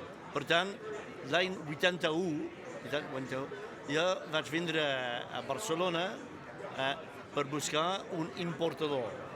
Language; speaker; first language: Catalan; non-native, fluent; English